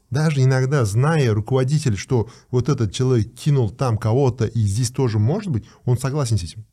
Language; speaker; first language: Russian; non-native, local second language; Uzbek